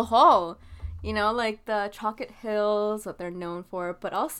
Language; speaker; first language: English; non-native, local second language; Filipino